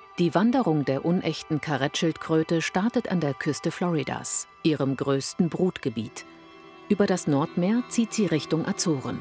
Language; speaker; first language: German; native; German